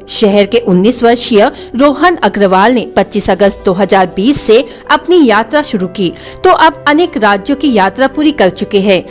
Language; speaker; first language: Hindi; native; Hindi